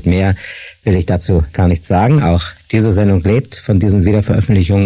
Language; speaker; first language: German; native; German